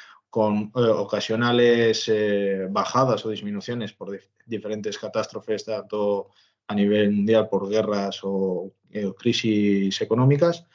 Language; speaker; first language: Spanish; native; Spanish